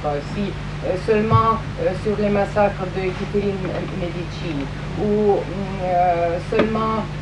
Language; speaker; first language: French; non-native, fluent; Russian